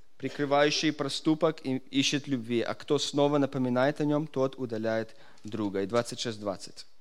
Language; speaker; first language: Russian; early bilingual, heritage; Russian